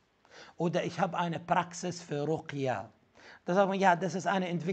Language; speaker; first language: German; non-native, fluent; Arabic